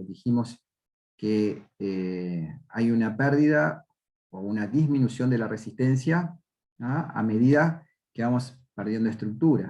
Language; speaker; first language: Spanish; native; Spanish